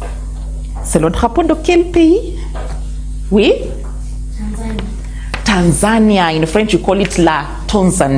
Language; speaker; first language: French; non-native, fluent; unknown